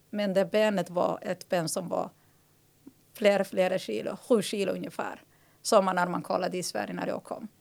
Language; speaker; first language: Swedish; non-native, fluent; Somali